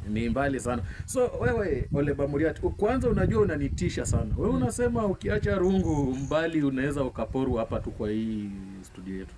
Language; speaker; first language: Swahili; non-native, local second language; Luyia